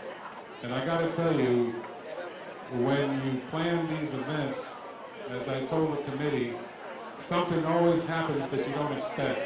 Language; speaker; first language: English; native; English